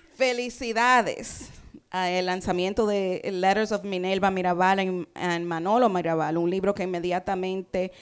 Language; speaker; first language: Spanish; early bilingual, heritage; Spanish